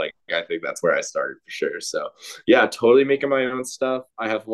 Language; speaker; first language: English; native; English